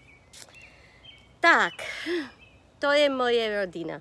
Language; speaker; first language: Czech; non-native, learner; English